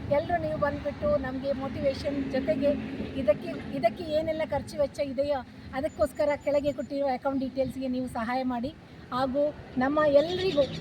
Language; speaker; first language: Kannada; early bilingual, other home language; Tulu